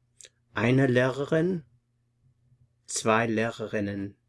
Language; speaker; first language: German; non-native, fluent; English